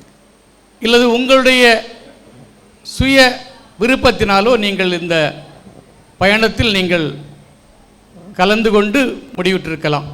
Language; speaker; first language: Tamil; native; Tamil